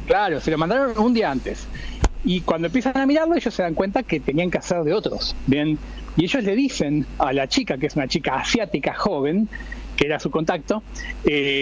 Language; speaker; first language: Spanish; native; Spanish